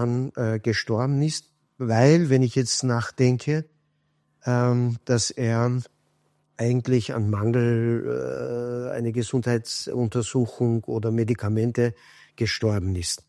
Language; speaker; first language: German; non-native, fluent; Kurdish